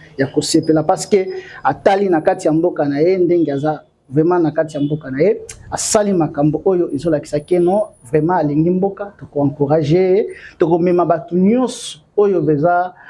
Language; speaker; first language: Lingala; non-native, local second language; Swahili